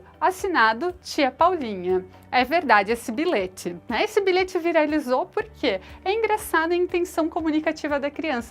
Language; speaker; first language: Portuguese; native; Portuguese